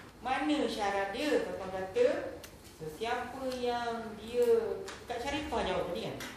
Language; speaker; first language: Malay; native; Malay